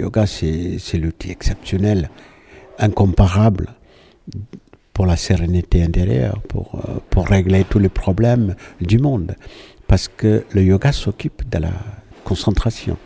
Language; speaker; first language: French; non-native, fluent; Malayalam